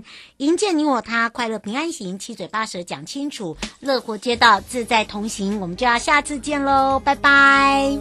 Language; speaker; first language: Chinese; native; Chinese